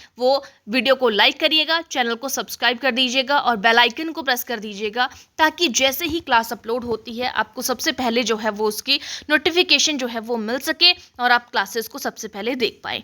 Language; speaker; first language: Hindi; native; Hindi